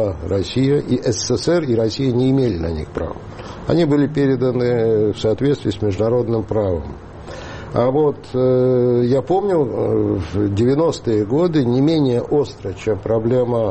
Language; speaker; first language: Russian; native; Russian